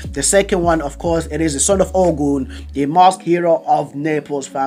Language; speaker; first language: English; native; English